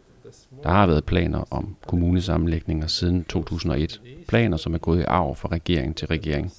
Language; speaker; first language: Danish; native; Danish